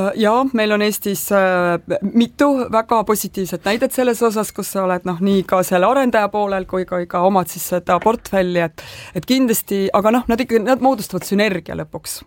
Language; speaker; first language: Estonian; native; Estonian